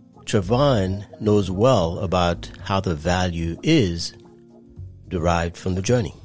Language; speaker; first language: English; early bilingual, other home language; Haitian Creole